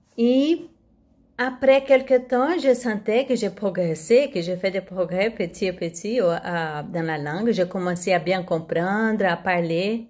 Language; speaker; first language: French; non-native, learner; Portuguese